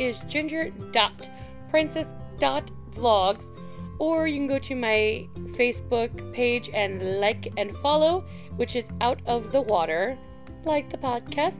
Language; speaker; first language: English; native; English